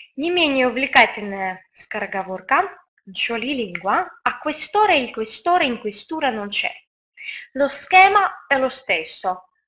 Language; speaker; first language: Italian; non-native, fluent; Russian